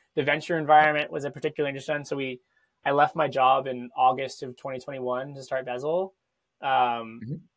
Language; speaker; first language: English; native; English